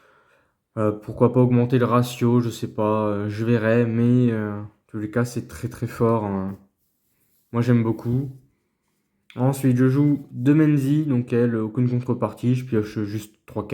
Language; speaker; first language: French; native; French